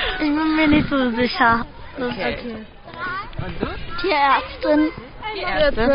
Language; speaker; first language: German; early bilingual, other home language; Croatian